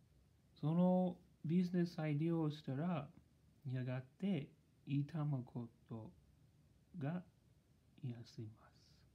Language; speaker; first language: Japanese; non-native, learner; English